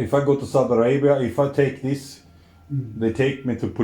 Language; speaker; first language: English; non-native, fluent; Swedish